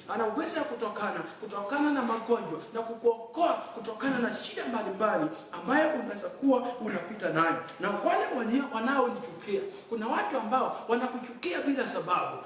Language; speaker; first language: Swahili; native; Swahili